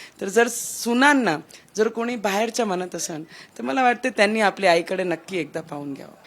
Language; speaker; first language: Marathi; non-native, local second language; Punjabi